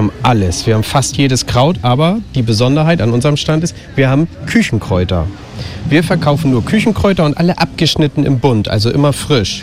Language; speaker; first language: German; native; German